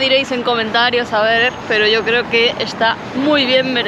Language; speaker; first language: Spanish; native; Spanish